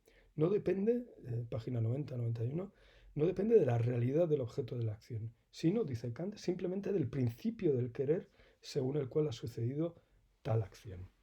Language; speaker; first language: Spanish; native; Spanish